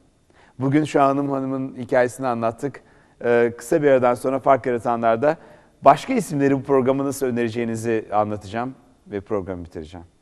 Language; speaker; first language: Turkish; native; Turkish